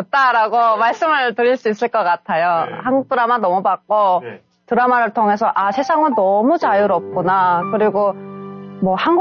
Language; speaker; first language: Korean; native; Korean